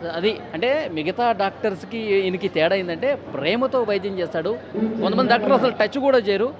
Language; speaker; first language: Telugu; native; Telugu